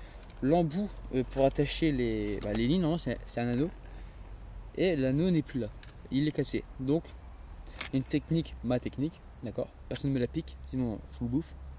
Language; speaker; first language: French; native; French